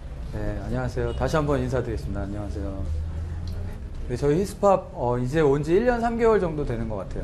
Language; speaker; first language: Korean; native; Korean